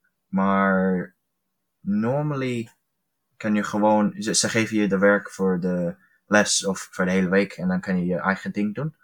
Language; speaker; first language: Dutch; early bilingual, heritage; Dutch